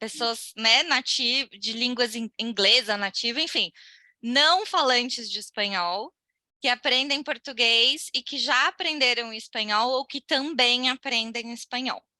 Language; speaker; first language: Portuguese; native; Portuguese